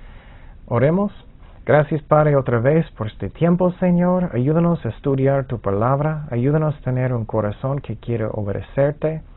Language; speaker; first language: Spanish; non-native, fluent; English